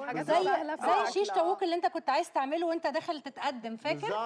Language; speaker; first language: Arabic; native; Arabic